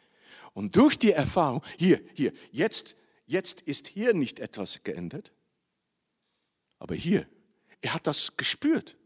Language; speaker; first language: German; non-native, learner; Dutch